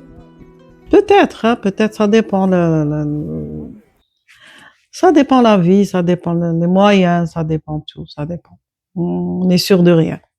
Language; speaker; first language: French; non-native, local second language; Arabic